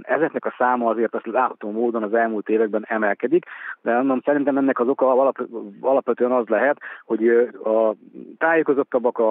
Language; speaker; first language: Hungarian; native; Hungarian